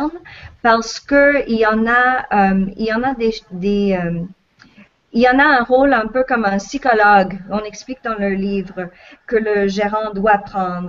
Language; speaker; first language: French; non-native, local second language; English